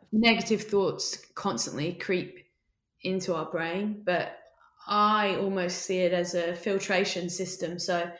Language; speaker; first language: English; native; English